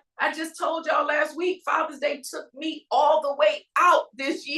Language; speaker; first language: English; native; English